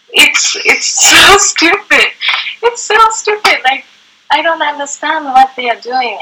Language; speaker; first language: English; non-native, fluent; Japanese